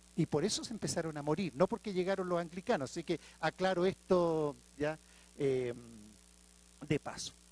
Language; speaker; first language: Spanish; native; Spanish